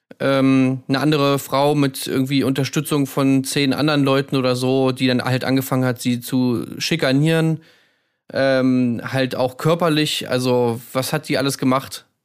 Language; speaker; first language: German; native; German